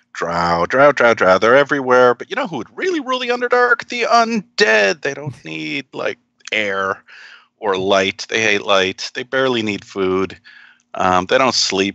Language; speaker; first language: English; native; English